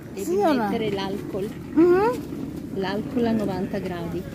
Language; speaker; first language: Italian; non-native, learner; Chinese